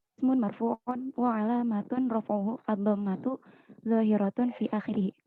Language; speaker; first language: Arabic; non-native, learner; Indonesian